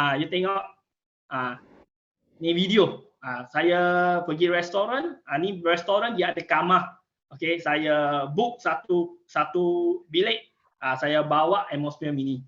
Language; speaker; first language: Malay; non-native, local second language; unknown